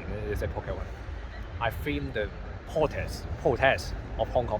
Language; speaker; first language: English; non-native, learner; Cantonese